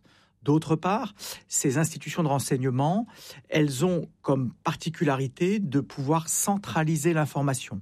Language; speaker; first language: French; native; French